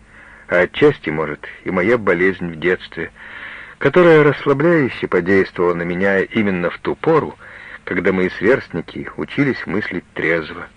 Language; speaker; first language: Russian; native; Russian